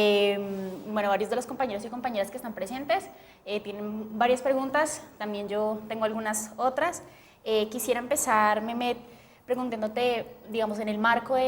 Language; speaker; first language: Spanish; native; Spanish